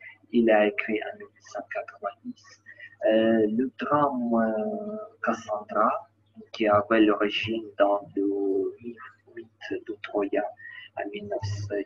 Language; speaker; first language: French; non-native, learner; Ukrainian